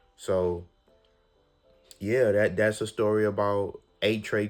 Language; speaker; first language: English; native; English